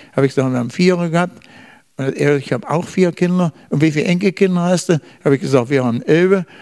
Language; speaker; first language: German; native; German